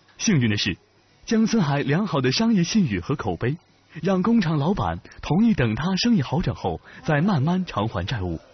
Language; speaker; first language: Chinese; native; Chinese